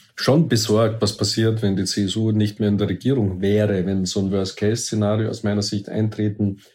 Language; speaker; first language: German; native; German